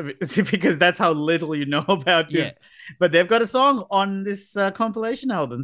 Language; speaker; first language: English; non-native, local second language; Sinhala